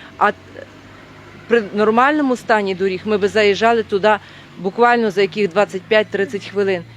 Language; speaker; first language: Ukrainian; native; Ukrainian